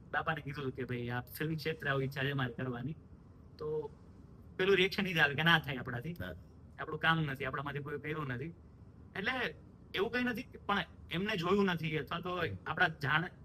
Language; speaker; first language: Gujarati; native; Gujarati